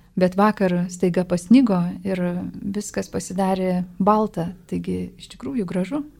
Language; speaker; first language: Lithuanian; native; Lithuanian